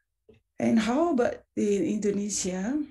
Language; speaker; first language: English; non-native, fluent; Indonesian